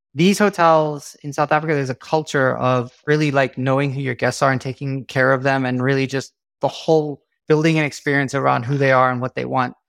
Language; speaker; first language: English; native; English